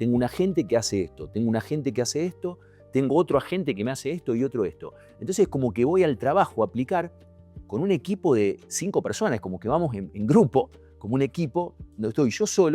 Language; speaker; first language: Spanish; native; Spanish